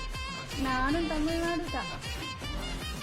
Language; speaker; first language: Tamil; non-native, local second language; Malayalam